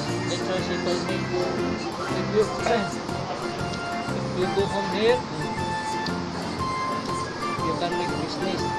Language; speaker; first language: English; non-native, local second language; Filipino